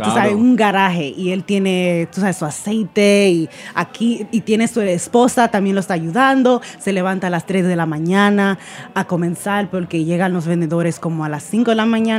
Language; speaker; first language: Spanish; early bilingual, heritage; Spanish